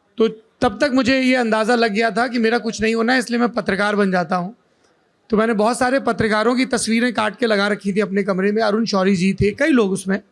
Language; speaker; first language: Hindi; native; Hindi